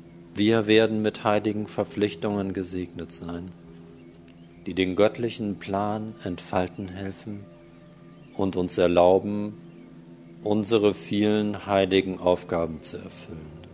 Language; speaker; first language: German; native; German